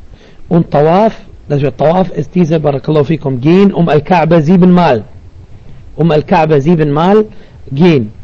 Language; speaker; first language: German; non-native, learner; Arabic